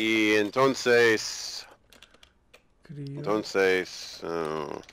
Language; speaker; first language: Spanish; non-native, learner; English